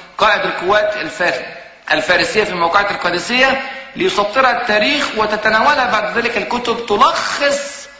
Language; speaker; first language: Arabic; native; Arabic